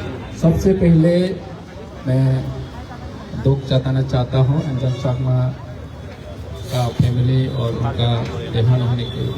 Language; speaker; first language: Hindi; non-native, local second language; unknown